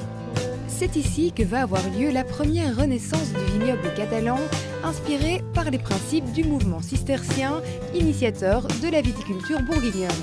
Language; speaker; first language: French; native; French